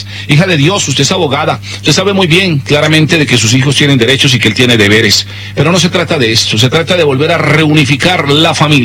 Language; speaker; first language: Spanish; native; Spanish